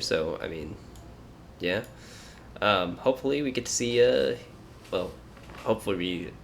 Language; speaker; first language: English; native; English